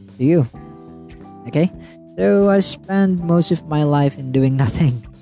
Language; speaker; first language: English; non-native, local second language; Filipino